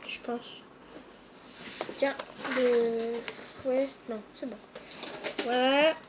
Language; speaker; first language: French; native; French